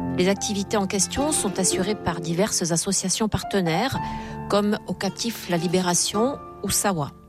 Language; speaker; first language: French; native; French